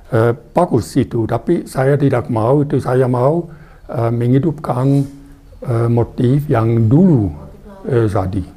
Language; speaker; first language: Indonesian; non-native, fluent; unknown